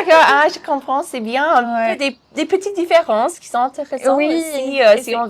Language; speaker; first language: French; non-native, fluent; English